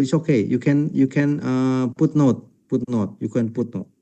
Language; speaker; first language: English; non-native, fluent; Indonesian